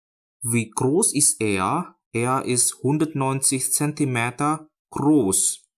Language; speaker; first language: German; non-native, fluent; Indonesian